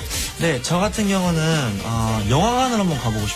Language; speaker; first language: Korean; native; Korean